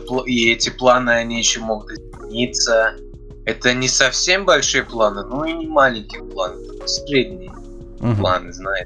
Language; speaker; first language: Russian; early bilingual, heritage; Russian